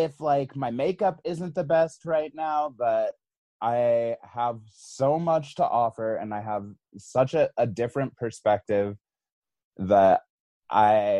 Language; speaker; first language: English; native; English